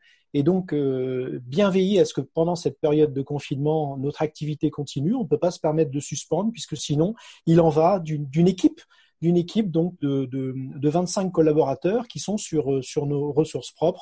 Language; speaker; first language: French; native; French